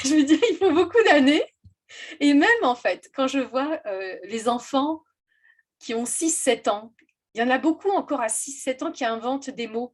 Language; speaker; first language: French; native; French